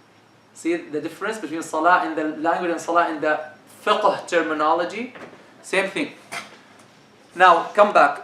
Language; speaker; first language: English; non-native, fluent; Arabic